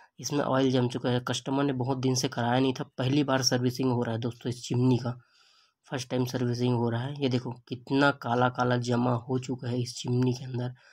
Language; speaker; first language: Hindi; native; Hindi